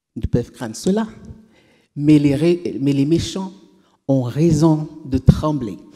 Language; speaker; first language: French; non-native, fluent; English